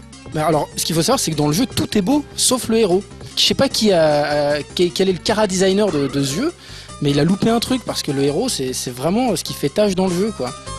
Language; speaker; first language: French; native; French